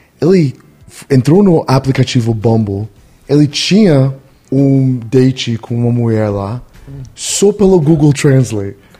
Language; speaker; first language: Portuguese; non-native, learner; English